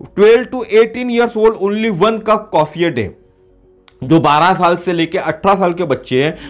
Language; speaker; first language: Hindi; non-native, local second language; Marathi